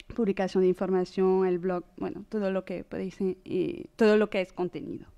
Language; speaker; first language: Spanish; non-native, fluent; French